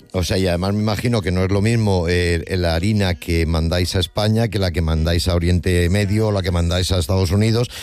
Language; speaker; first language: Spanish; native; Spanish